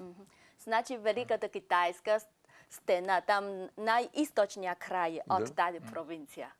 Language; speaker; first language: Bulgarian; non-native, fluent; Chinese